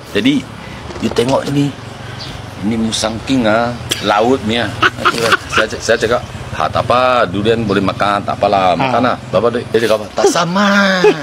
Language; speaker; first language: Malay; non-native, local second language; Chinese